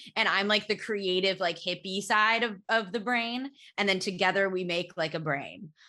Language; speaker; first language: English; native; English